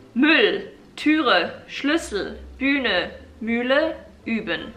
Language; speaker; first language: German; non-native, learner; English